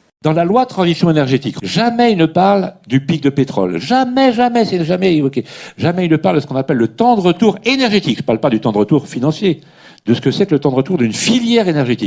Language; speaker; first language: French; native; French